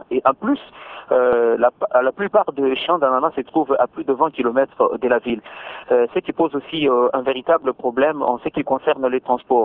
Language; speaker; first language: French; non-native, local second language; Luba-Lulua